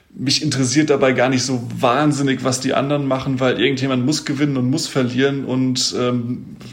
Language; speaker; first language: German; native; German